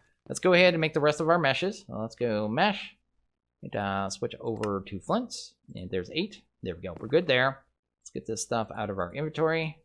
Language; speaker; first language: English; native; English